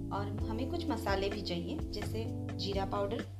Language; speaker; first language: Hindi; non-native, local second language; Assamese